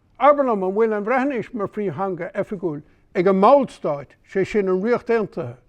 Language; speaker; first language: Irish; native; Irish